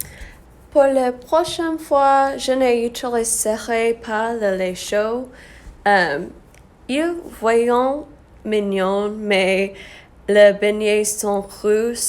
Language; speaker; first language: French; non-native, learner; English